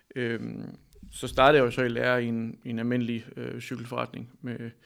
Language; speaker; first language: Danish; native; Danish